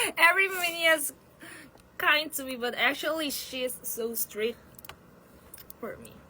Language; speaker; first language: English; non-native, learner; Korean